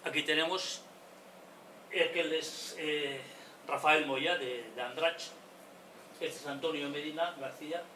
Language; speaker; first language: Spanish; non-native, local second language; Basque